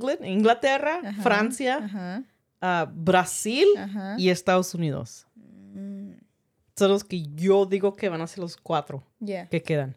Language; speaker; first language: Spanish; early bilingual, heritage; Spanish